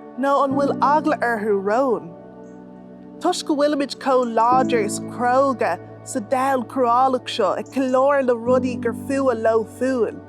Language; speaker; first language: Irish; non-native, local second language; English